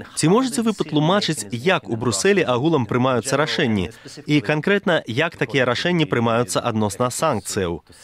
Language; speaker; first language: Belarusian; native; Belarusian